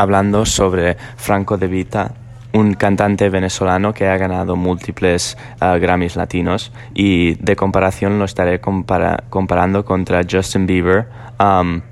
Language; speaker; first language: Spanish; non-native, learner; English